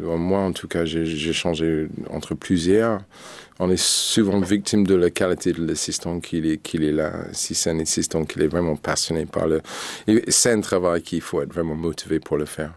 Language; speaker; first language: French; non-native, fluent; English